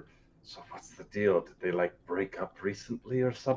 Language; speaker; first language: English; native; English